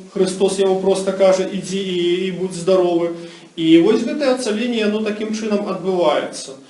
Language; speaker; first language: Belarusian; non-native, local second language; Russian